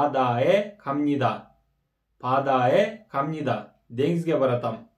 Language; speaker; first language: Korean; non-native, fluent; Kyrgyz